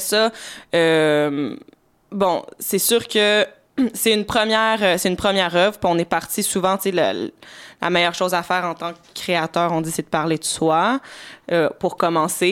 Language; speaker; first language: French; native; French